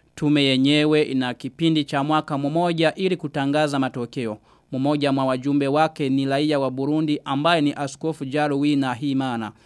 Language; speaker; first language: Swahili; non-native, local second language; Rundi